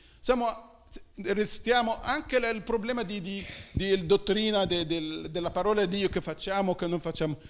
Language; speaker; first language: Italian; non-native, fluent; Arabic